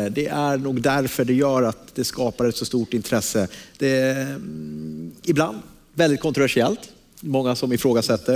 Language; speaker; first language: Swedish; native; Swedish